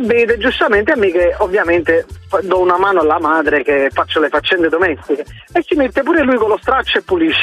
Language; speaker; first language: Italian; native; Italian